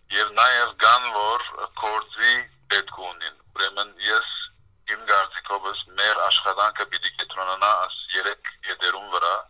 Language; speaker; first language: Armenian; early bilingual, heritage; Armenian